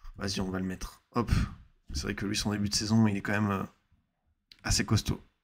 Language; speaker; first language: French; native; French